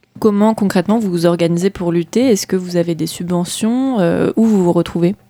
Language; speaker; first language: French; native; French